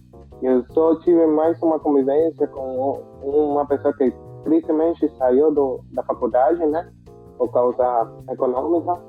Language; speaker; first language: Portuguese; non-native, fluent; Spanish